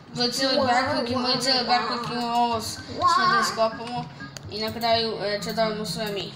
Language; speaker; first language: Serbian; early bilingual, heritage; Serbian